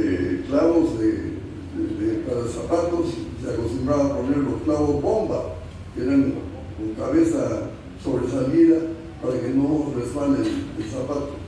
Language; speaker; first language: Spanish; native; Spanish